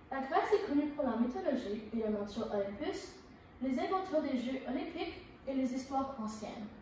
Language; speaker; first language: French; non-native, learner; English